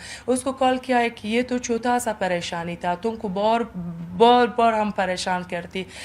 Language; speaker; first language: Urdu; non-native, learner; Persian